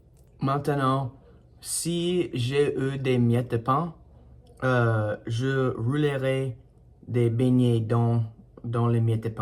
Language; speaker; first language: French; non-native, learner; English